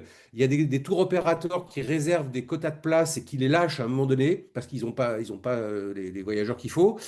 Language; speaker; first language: French; native; French